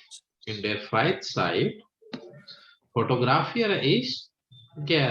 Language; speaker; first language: German; non-native, fluent; Hindi